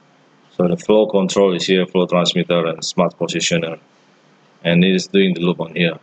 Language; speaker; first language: English; non-native, fluent; Indonesian